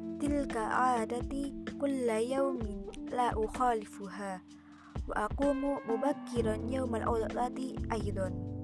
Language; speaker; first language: Arabic; non-native, learner; Indonesian